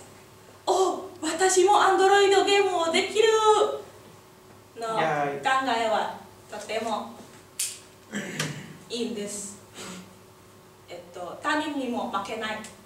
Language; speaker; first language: Japanese; non-native, learner; Indonesian